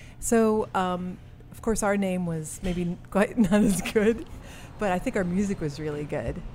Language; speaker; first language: English; early bilingual, other home language; French